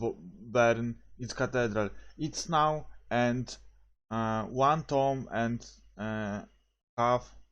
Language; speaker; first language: English; non-native, learner; Polish